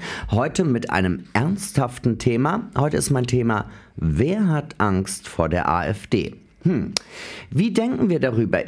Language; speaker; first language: German; native; German